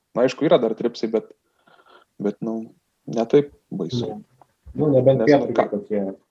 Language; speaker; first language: Lithuanian; native; Lithuanian